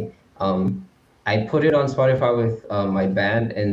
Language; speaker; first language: English; non-native, local second language; Yoruba